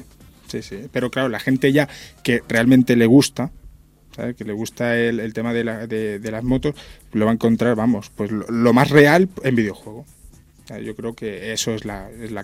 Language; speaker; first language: Spanish; native; Spanish